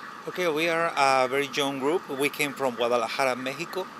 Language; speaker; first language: English; non-native, learner; Spanish